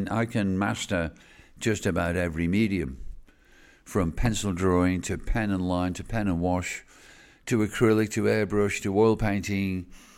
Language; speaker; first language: English; native; English